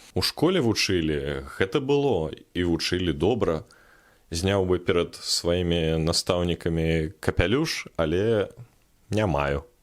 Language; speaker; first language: Belarusian; non-native, local second language; Russian